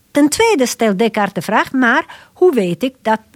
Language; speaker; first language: Dutch; non-native, fluent; Italian